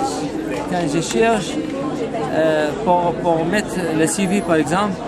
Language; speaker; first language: French; non-native, learner; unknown